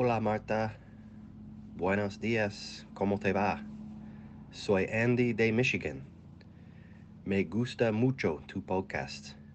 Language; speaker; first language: Spanish; non-native, learner; English